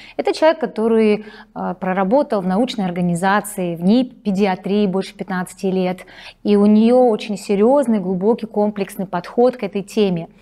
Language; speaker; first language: Russian; native; Russian